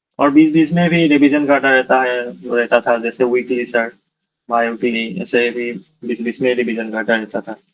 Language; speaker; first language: Hindi; non-native, local second language; Assamese